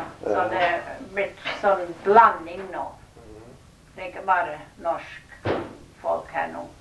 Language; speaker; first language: Norwegian; early bilingual, heritage; Norwegian